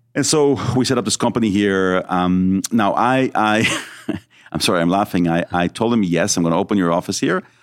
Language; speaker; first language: English; early bilingual, other home language; Hebrew